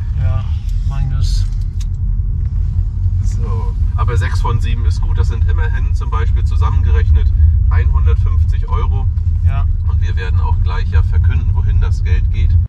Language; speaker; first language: German; native; German